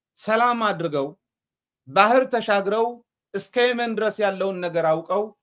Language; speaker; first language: Amharic; non-native, local second language; Tigrinya